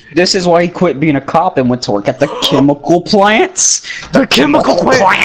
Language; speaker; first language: English; native; English